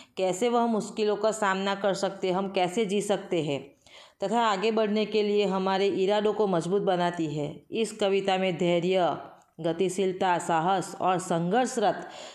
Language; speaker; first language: Hindi; non-native, local second language; Gujarati